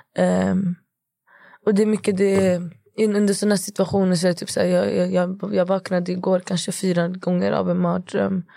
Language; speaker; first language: Swedish; early bilingual, other home language; Kurdish